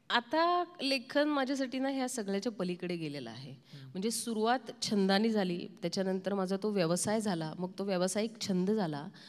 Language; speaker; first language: Marathi; native; Marathi